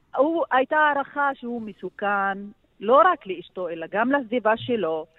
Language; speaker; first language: Hebrew; non-native, local second language; Arabic